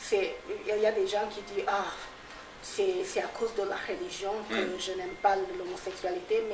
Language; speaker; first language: French; non-native, fluent; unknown